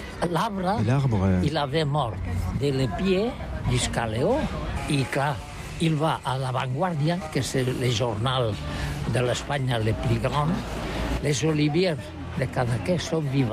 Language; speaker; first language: French; non-native, learner; Catalan